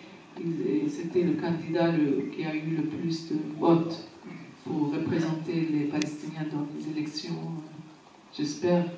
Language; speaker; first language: French; non-native, fluent; Arabic